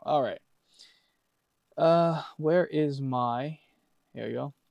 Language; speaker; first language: English; early bilingual, other home language; Japanese